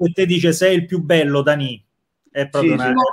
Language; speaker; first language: Italian; native; Italian